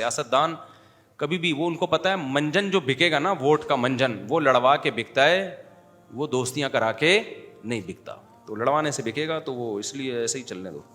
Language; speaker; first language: Urdu; native; Urdu